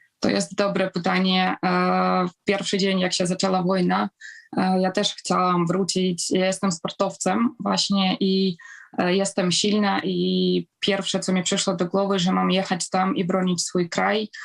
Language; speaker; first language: Polish; non-native, fluent; Ukrainian